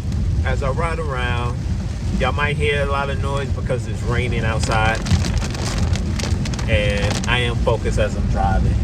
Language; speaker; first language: English; native; English